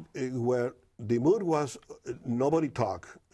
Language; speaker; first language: English; non-native, fluent; Spanish